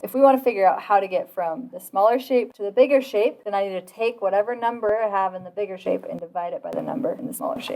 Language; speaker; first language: English; native; English